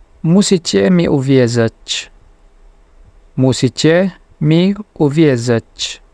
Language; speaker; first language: Polish; non-native, fluent; Indonesian